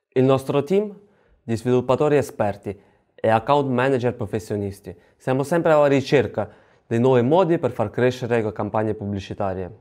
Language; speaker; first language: Italian; non-native, fluent; Russian